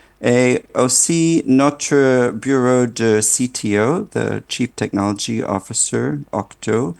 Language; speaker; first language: French; non-native, fluent; English